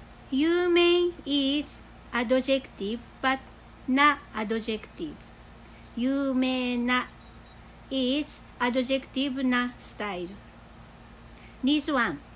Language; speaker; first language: English; non-native, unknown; Japanese